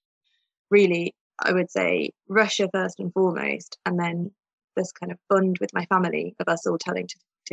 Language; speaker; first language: English; native; English